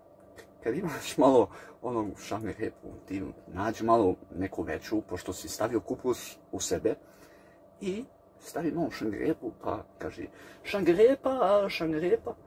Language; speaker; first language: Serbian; early bilingual, heritage; English